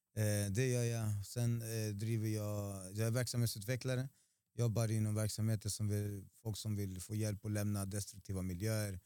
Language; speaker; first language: Swedish; early bilingual, other home language; Spanish